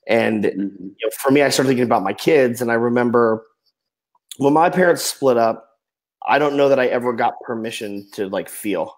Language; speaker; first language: English; native; English